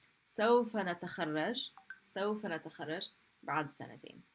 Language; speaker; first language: Arabic; non-native, fluent; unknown